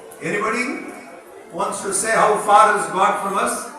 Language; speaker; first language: English; non-native, local second language; Tamil